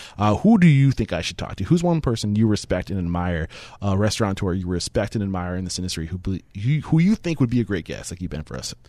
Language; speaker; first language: English; native; English